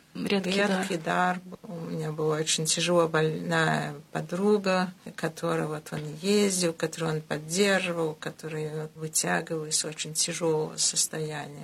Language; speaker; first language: Russian; early bilingual, heritage; Russian